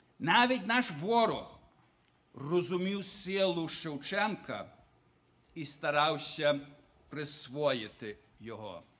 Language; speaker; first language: Ukrainian; early bilingual, heritage; Ukrainian